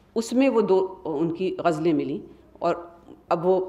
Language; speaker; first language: Hindi; native; Hindi